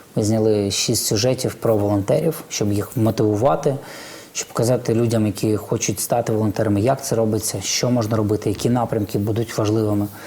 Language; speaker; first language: Ukrainian; non-native, local second language; Russian